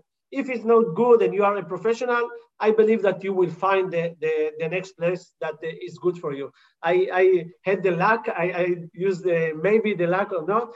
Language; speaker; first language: English; non-native, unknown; Hebrew